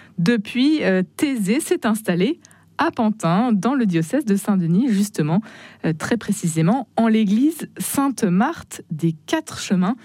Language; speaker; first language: French; native; French